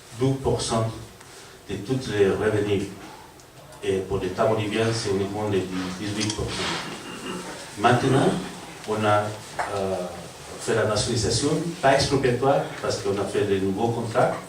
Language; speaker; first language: French; non-native, learner; Spanish